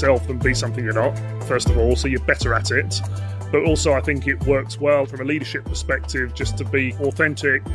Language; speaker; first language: English; native; English